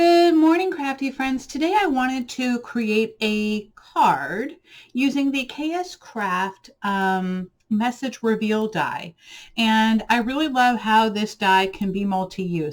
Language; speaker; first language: English; native; English